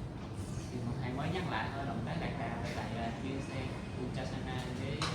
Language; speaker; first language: Vietnamese; native; Vietnamese